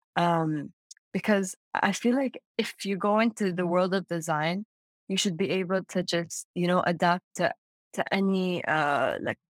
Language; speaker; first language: English; non-native, fluent; Arabic